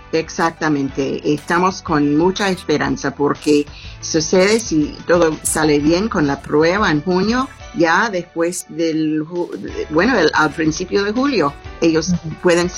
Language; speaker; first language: Spanish; non-native, fluent; English